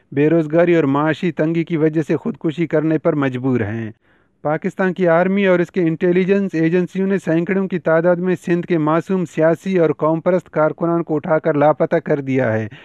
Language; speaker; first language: Urdu; non-native, local second language; Baluchi